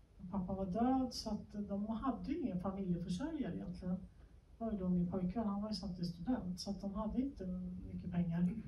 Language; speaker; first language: Swedish; native; Swedish